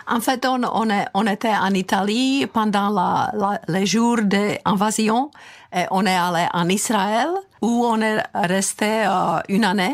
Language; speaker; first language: French; non-native, fluent; Czech